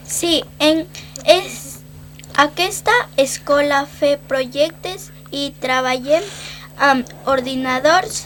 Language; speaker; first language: Catalan; non-native, learner; Spanish